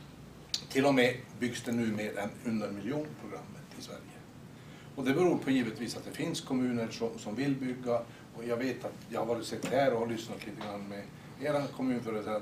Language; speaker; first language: Swedish; native; Swedish